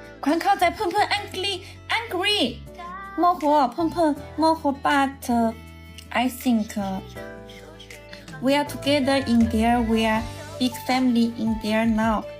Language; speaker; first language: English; non-native, learner; Chinese